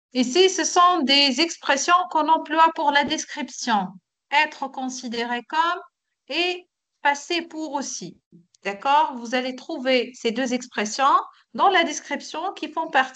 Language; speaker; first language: French; non-native, fluent; Arabic